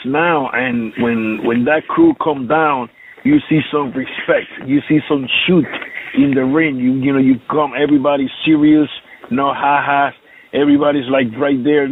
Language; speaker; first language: English; non-native, learner; Spanish